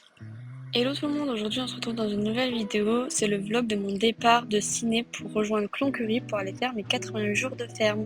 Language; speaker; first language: French; native; French